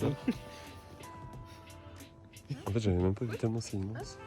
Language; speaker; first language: French; native; French